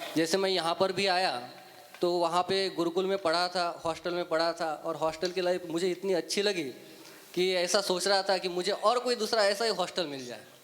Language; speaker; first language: Hindi; non-native, local second language; Marathi